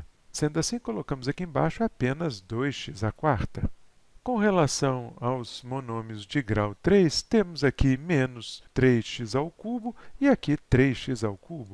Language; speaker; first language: Portuguese; native; Portuguese